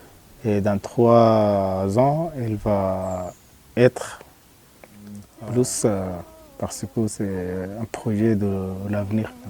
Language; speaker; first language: French; non-native, fluent; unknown